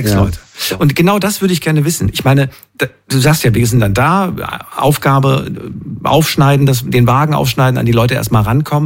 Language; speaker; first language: German; native; German